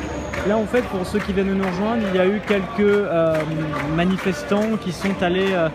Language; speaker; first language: French; native; French